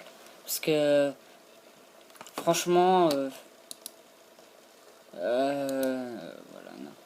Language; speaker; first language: French; native; French